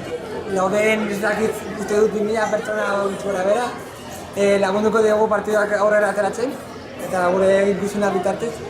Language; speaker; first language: Basque; non-native, local second language; Spanish